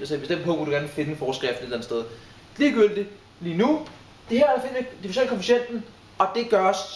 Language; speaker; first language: Danish; native; Danish